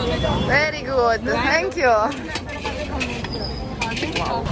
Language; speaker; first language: English; non-native, learner; Italian